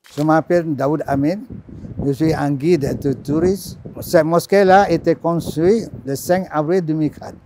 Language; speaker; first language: French; non-native, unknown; Malay